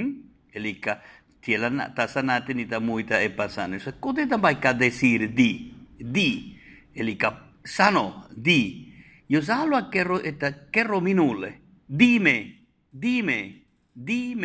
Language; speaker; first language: Finnish; non-native, fluent; Spanish